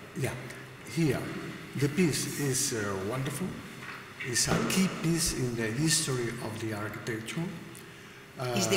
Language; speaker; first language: English; non-native, learner; Spanish